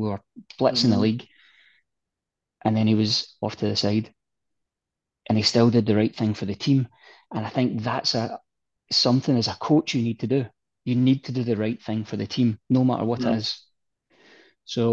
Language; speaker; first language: English; native; English